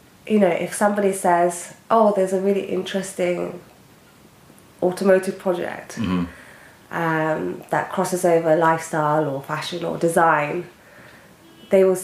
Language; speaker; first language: English; native; English